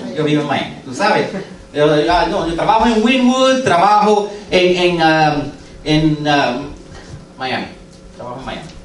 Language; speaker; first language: Spanish; non-native, fluent; English